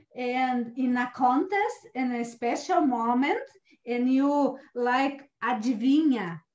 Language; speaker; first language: English; non-native, learner; Portuguese